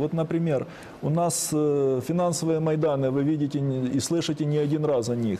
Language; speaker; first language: Russian; native; Russian